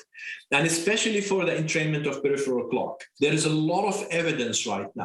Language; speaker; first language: English; non-native, fluent; Arabic